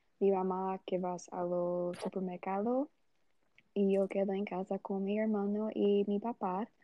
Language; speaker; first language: Spanish; non-native, learner; Portuguese